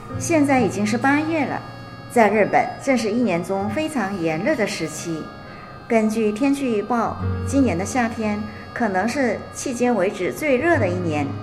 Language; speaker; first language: Chinese; native; Chinese